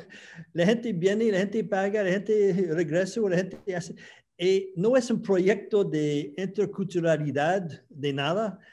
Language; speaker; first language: Spanish; non-native, fluent; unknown